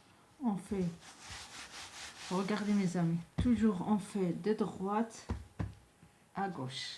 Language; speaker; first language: French; non-native, local second language; Arabic